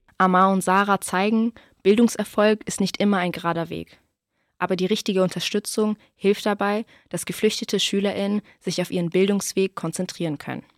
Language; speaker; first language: German; native; German